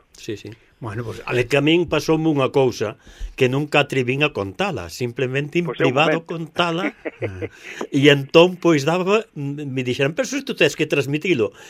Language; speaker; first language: Galician; native; Galician